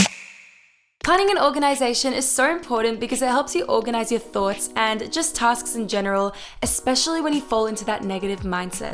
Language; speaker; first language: English; native; English